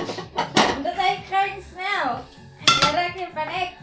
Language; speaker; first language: Dutch; non-native, learner; Filipino